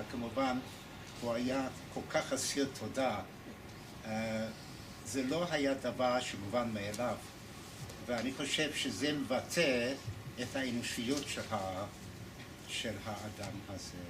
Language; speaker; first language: Hebrew; non-native, fluent; English